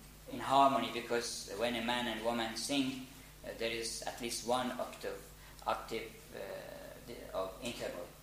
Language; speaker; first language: English; non-native, fluent; Persian